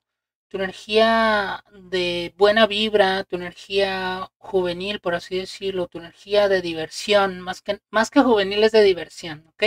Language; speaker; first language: Spanish; native; Spanish